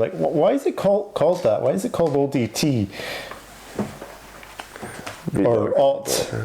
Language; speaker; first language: English; native; English